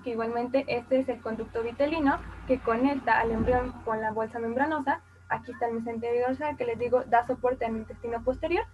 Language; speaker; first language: Spanish; native; Spanish